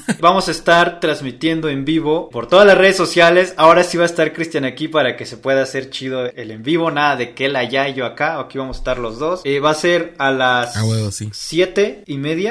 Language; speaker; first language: Spanish; native; Spanish